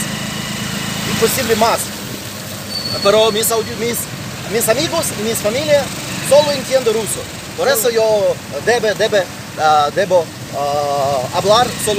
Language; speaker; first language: Spanish; non-native, learner; Russian